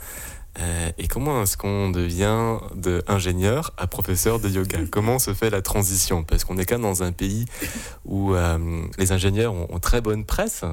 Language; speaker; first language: French; native; French